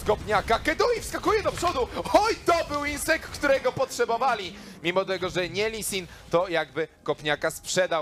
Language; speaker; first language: Polish; native; Polish